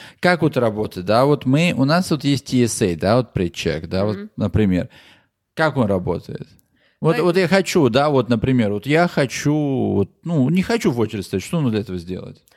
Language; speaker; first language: Russian; native; Russian